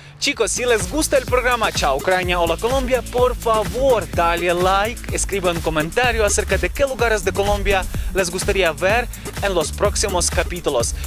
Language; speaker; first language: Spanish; non-native, fluent; Ukrainian